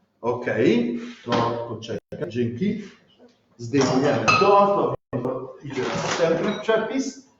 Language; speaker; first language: Polish; non-native, learner; Italian